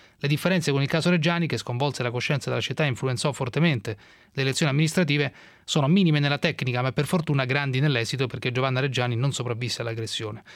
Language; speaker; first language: Italian; native; Italian